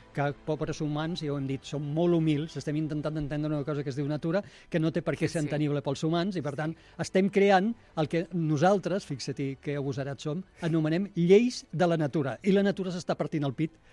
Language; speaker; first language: Catalan; native; Catalan